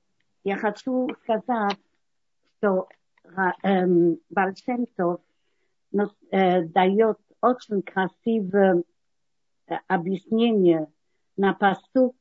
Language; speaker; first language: Russian; non-native, learner; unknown